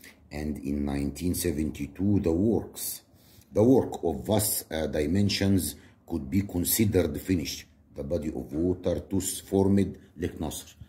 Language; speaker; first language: English; non-native, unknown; Arabic